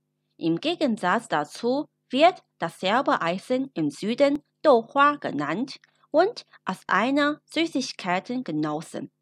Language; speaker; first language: German; non-native, fluent; Chinese